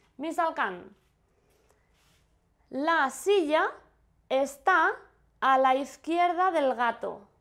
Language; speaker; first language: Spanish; non-native, fluent; Indonesian